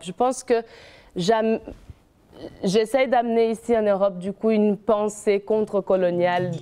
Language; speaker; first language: French; non-native, fluent; Portuguese